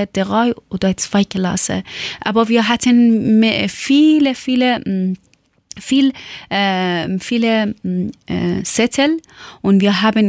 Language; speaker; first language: German; non-native, learner; Persian